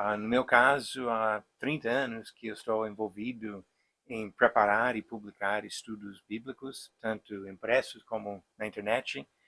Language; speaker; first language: Portuguese; non-native, fluent; English